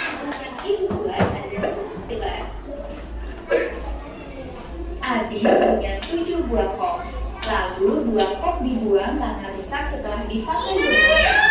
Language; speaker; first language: Indonesian; native; Indonesian